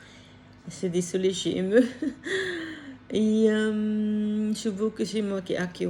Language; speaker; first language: French; non-native, learner; Filipino